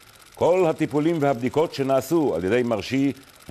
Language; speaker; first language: Hebrew; native; Hebrew